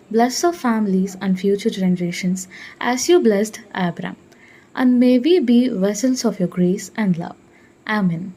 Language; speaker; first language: English; non-native, local second language; Tamil